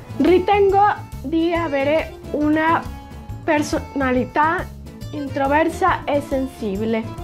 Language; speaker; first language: Italian; non-native, learner; Spanish